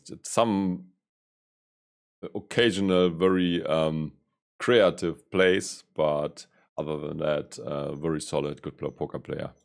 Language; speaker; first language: English; non-native, fluent; German